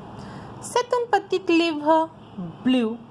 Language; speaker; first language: French; non-native, fluent; Hindi